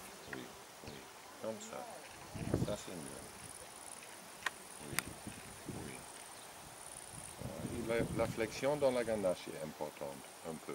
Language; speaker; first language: French; non-native, learner; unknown